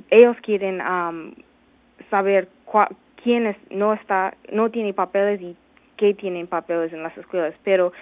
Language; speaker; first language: Spanish; non-native, learner; English